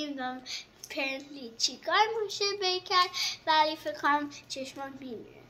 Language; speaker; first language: Persian; early bilingual, heritage; Persian